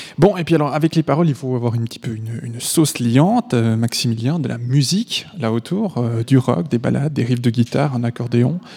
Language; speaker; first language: French; native; French